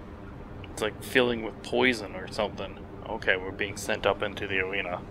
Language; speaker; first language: English; native; English